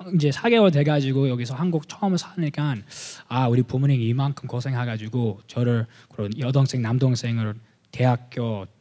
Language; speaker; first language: Korean; early bilingual, heritage; Korean